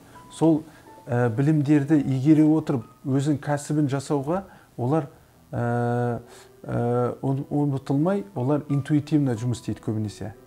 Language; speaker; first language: Kazakh; native; Kazakh